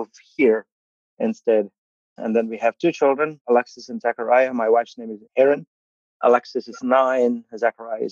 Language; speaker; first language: English; non-native, local second language; Malayalam